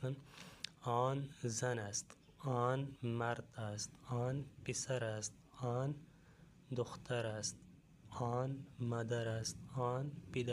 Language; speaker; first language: Persian; non-native, fluent; Urdu